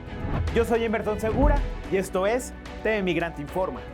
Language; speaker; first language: Spanish; native; Spanish